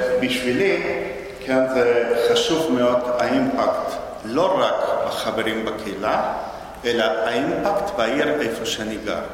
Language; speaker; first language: Hebrew; non-native, fluent; Spanish